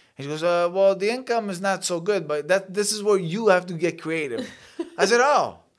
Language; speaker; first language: English; early bilingual, other home language; Italian